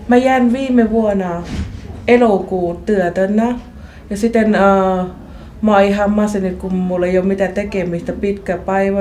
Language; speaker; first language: Finnish; non-native, learner; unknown